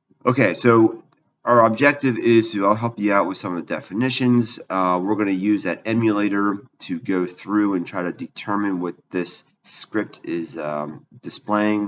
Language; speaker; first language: English; native; English